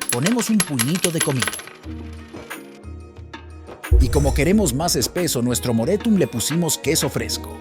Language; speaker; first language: Spanish; native; Spanish